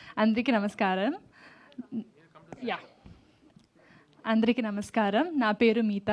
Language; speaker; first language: Telugu; non-native, learner; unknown